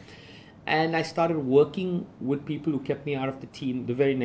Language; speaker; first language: English; native; English